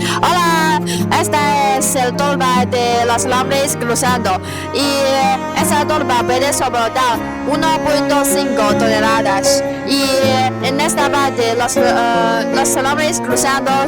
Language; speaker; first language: Spanish; non-native, learner; Chinese